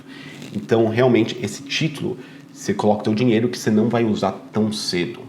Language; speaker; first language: Portuguese; native; Portuguese